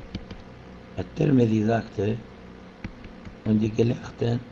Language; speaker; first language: German; non-native, fluent; Arabic